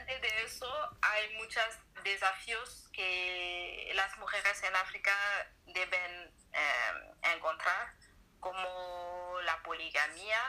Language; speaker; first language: Spanish; non-native, learner; French